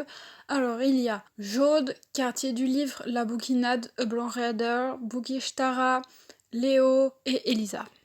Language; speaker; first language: French; native; French